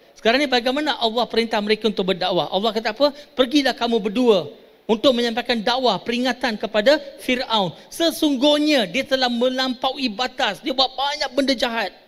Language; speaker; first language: Malay; non-native, local second language; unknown